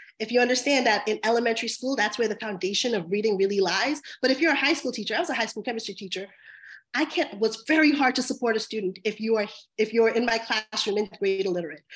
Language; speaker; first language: English; native; English